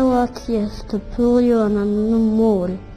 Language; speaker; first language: Bosnian; native; Bosnian